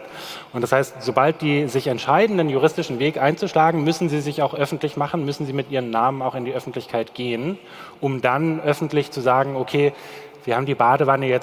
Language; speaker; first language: German; native; German